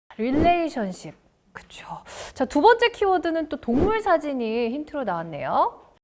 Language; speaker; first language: Korean; native; Korean